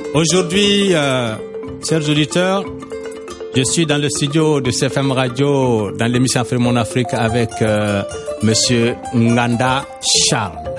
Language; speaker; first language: French; non-native, local second language; Bambara